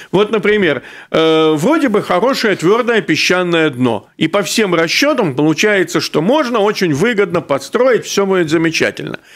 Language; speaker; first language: Russian; native; Russian